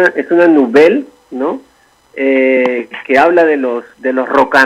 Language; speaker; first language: Spanish; native; Spanish